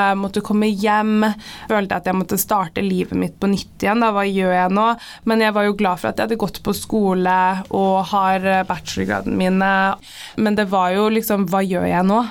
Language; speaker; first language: Norwegian; early bilingual, other home language; English